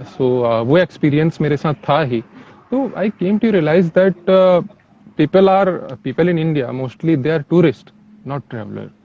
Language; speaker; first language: Hindi; native; Hindi